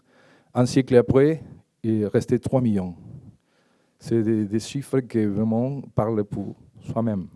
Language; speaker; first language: French; non-native, learner; Spanish